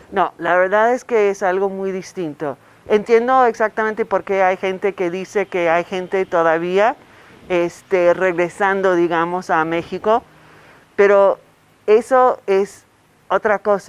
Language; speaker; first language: Spanish; non-native, fluent; English